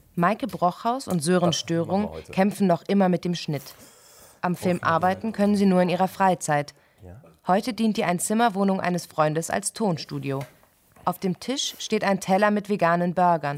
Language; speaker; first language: German; native; German